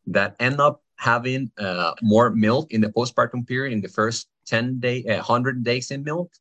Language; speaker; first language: English; non-native, fluent; Spanish